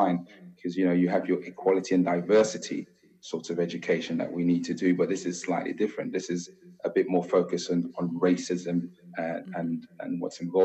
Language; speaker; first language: English; native; English